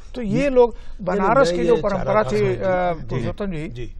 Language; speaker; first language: Hindi; native; Hindi